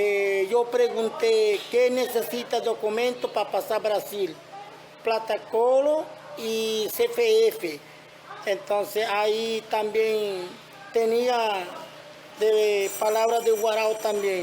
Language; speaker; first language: Spanish; non-native, local second language; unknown